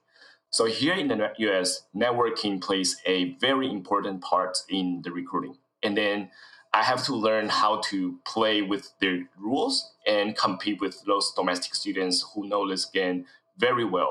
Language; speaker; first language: English; non-native, fluent; Chinese